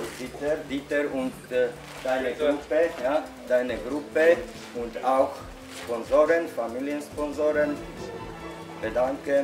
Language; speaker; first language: German; non-native, learner; Slovak